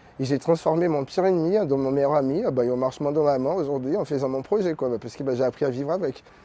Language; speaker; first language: French; non-native, fluent; Portuguese